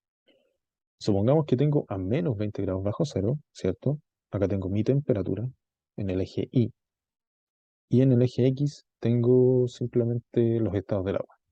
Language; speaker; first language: Spanish; native; Spanish